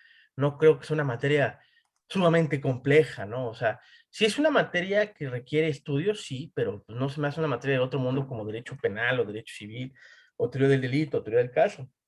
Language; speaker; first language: Spanish; native; Spanish